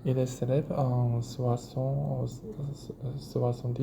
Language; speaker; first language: French; non-native, learner; Chinese